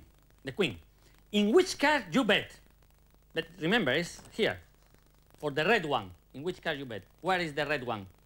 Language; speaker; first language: English; non-native, learner; Spanish